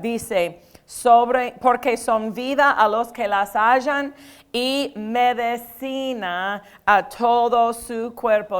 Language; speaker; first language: Spanish; non-native, fluent; English